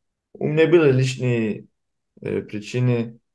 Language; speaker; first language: Russian; early bilingual, heritage; Kumyk